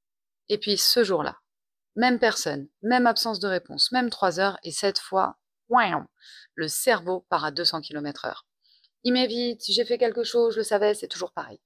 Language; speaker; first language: French; native; French